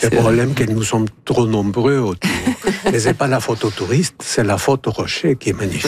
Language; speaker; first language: French; non-native, fluent; Spanish